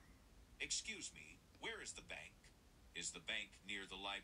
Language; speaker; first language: English; non-native, learner; Japanese